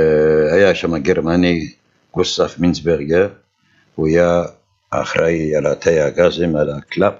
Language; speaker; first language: Hebrew; non-native, fluent; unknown